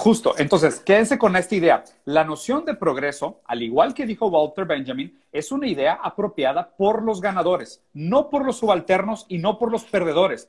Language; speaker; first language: Spanish; native; Spanish